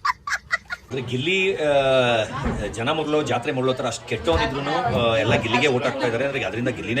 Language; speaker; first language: Kannada; native; Kannada